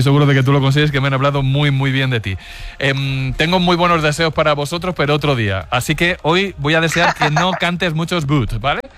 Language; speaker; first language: Spanish; native; Spanish